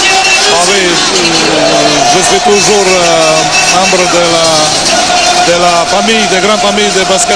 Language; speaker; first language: French; non-native, fluent; Serbian